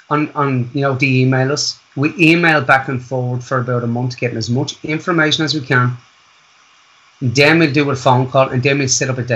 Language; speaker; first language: English; native; English